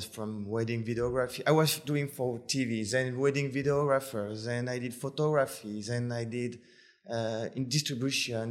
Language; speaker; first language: English; non-native, fluent; French